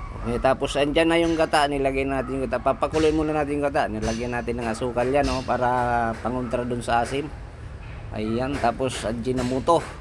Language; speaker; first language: Filipino; non-native, local second language; Bikol